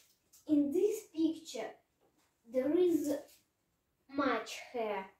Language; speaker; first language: English; non-native, learner; Russian